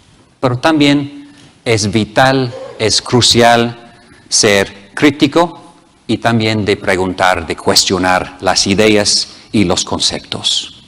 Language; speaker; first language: Spanish; non-native, fluent; English